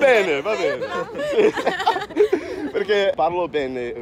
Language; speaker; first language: Italian; non-native, learner; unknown